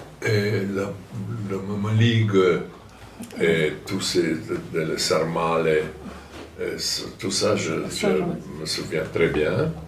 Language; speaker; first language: French; non-native, fluent; German